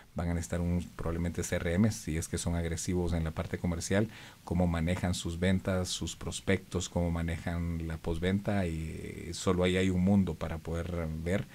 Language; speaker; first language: Spanish; native; Spanish